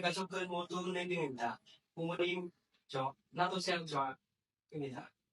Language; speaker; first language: Korean; non-native, learner; Vietnamese